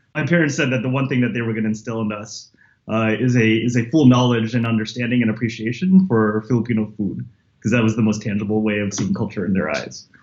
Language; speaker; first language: English; native; English